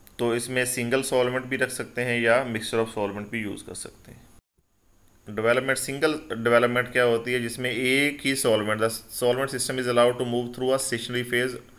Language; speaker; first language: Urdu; non-native, local second language; Punjabi